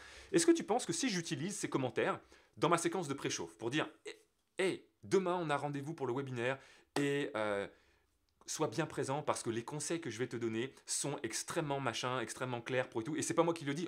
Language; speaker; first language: French; native; French